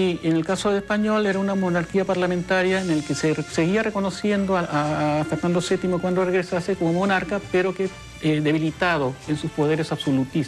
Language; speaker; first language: Spanish; native; Spanish